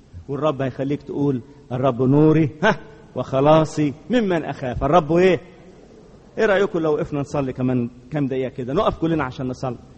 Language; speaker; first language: Arabic; native; Arabic